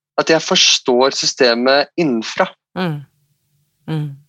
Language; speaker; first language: Norwegian; non-native, fluent; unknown